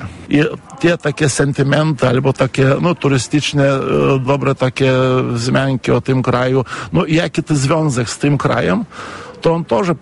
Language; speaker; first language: Polish; non-native, fluent; Lithuanian